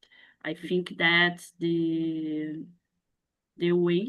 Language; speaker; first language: English; non-native, learner; Portuguese